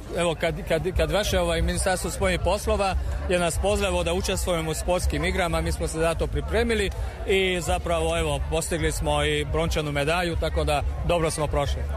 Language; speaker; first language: Serbian; non-native, fluent; Hungarian